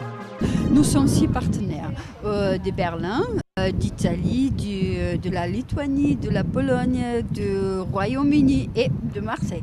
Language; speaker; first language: French; non-native, fluent; German